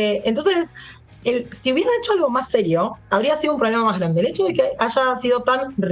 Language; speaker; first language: Spanish; native; Spanish